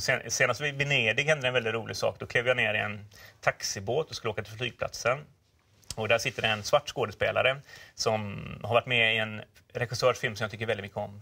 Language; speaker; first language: Swedish; native; Swedish